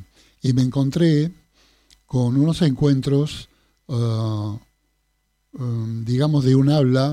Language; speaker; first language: Spanish; native; Spanish